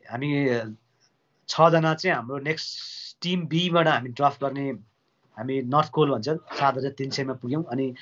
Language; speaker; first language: Nepali; native; Nepali